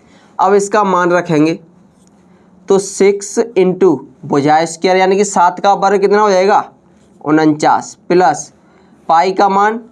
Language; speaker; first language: Hindi; native; Hindi